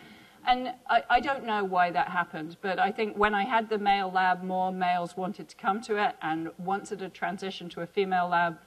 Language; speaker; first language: English; native; English